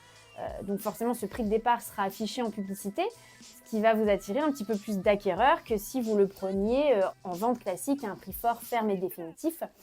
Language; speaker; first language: French; native; French